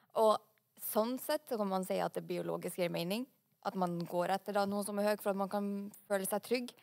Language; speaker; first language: Norwegian; early bilingual, other home language; Urdu